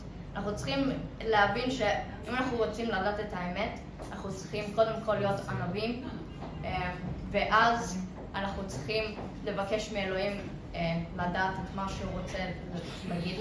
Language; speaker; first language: Hebrew; early bilingual, other home language; English